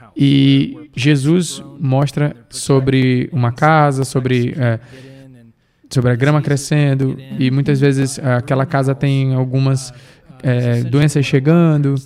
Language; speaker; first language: Portuguese; non-native, fluent; English